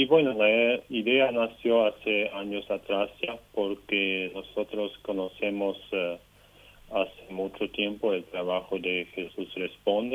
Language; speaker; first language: Spanish; non-native, local second language; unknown